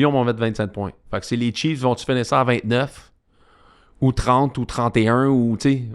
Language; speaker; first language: French; native; French